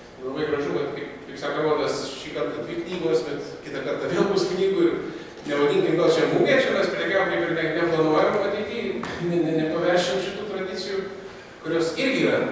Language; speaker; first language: Lithuanian; native; Lithuanian